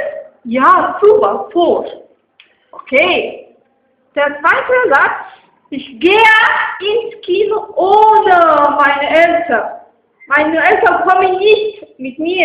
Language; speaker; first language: German; non-native, fluent; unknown